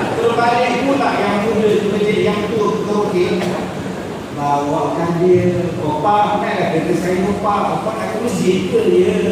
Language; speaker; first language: Malay; native; Malay